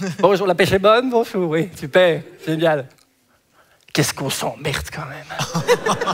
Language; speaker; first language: French; native; French